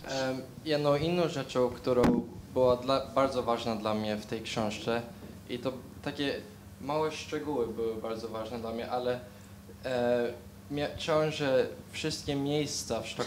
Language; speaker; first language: Polish; early bilingual, heritage; Polish